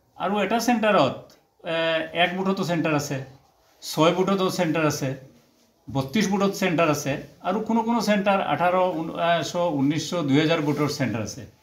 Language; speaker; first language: Assamese; non-native, local second language; Bangla